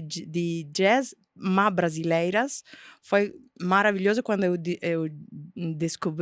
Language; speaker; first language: Portuguese; non-native, fluent; Italian